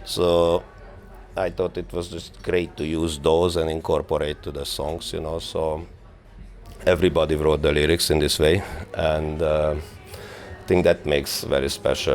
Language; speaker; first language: English; non-native, fluent; Hungarian